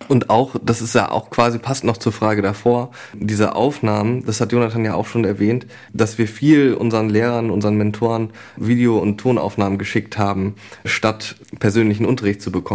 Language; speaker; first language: German; native; German